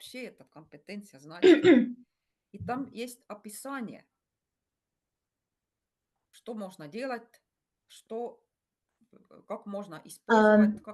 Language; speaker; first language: Russian; non-native, fluent; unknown